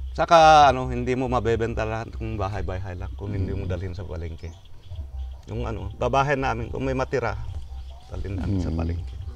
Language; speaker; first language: Filipino; non-native, local second language; Iloko